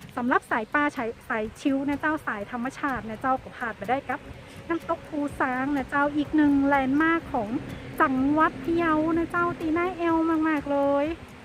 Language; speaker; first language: Thai; native; Thai